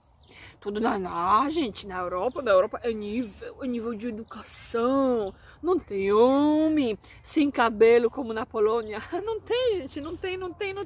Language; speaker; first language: Portuguese; non-native, fluent; Polish